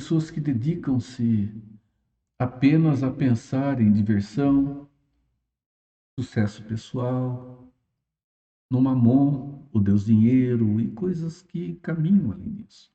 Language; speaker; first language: Portuguese; native; Portuguese